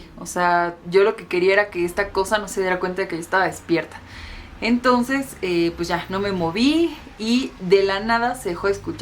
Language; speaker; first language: Spanish; native; Spanish